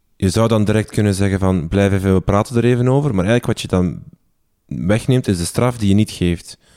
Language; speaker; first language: Dutch; native; Dutch